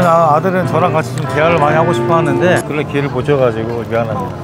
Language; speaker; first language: Korean; native; Korean